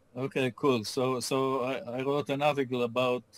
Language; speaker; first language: English; non-native, fluent; Hebrew